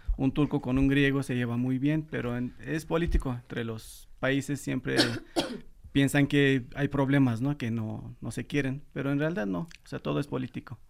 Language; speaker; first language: Spanish; non-native, fluent; Uzbek